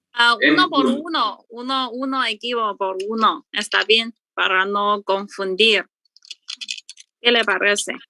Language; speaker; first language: Spanish; non-native, learner; Chinese